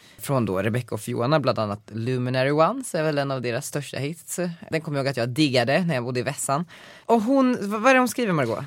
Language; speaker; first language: Swedish; native; Swedish